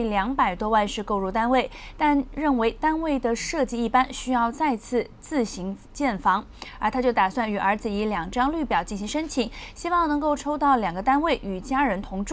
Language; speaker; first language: Chinese; non-native, local second language; Cantonese